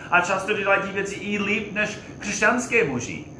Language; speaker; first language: Czech; non-native, fluent; English